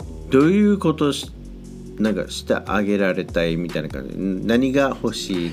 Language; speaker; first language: Japanese; native; Japanese